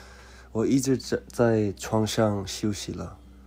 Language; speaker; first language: Chinese; non-native, learner; Korean